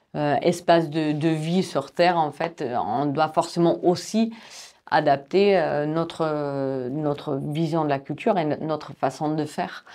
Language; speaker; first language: French; non-native, fluent; German